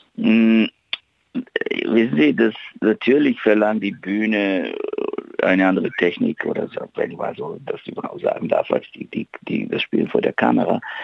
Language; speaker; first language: German; non-native, fluent; Bulgarian